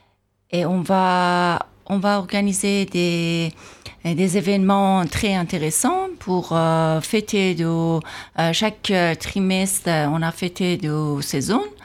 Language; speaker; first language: French; non-native, fluent; Persian